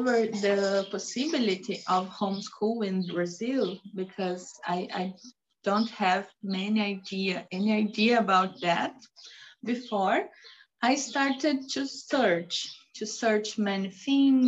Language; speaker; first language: English; non-native, learner; Portuguese